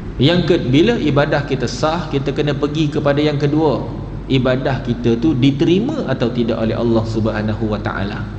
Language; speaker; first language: Malay; native; Malay